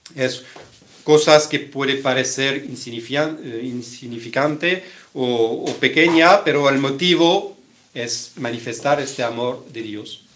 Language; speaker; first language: Spanish; non-native, fluent; French